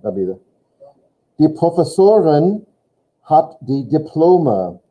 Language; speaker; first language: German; non-native, fluent; English